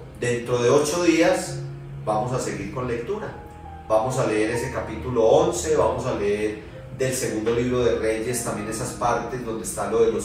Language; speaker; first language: Spanish; native; Spanish